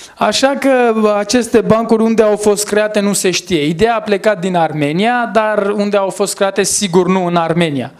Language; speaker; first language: Romanian; non-native, fluent; Armenian